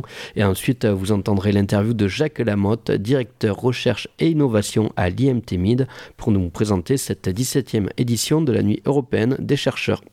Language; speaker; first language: French; native; French